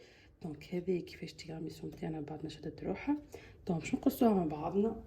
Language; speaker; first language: Arabic; native; Arabic